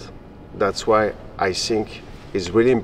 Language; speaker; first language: English; non-native, fluent; French